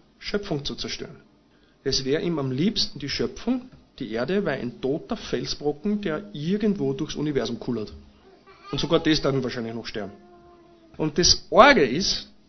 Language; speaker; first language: German; native; German